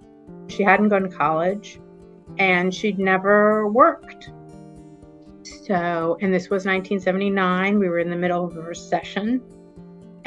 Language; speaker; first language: English; native; English